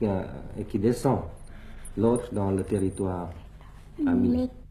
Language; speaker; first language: French; early bilingual, other home language; Thai